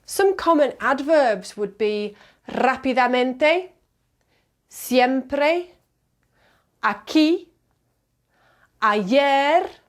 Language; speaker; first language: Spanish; non-native, fluent; English